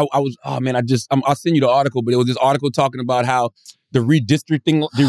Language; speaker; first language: English; native; English